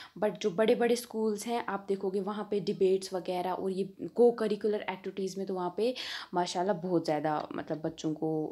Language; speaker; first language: Hindi; non-native, local second language; Kashmiri